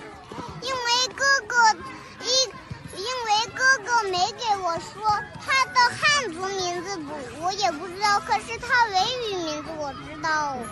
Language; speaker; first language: Chinese; non-native, local second language; Uyghur